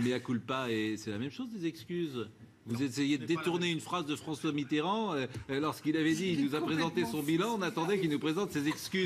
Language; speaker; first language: French; native; French